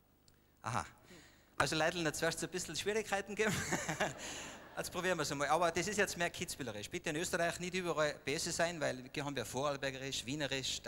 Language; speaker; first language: German; native; German